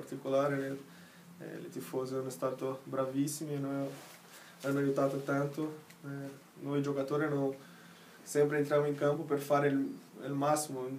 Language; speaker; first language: Italian; non-native, learner; Portuguese